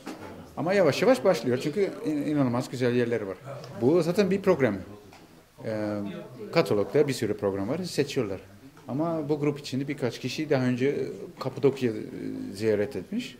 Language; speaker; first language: Turkish; non-native, fluent; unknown